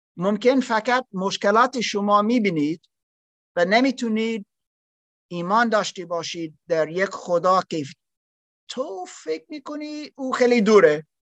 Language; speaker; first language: Persian; non-native, learner; German